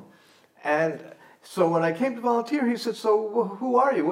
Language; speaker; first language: English; native; English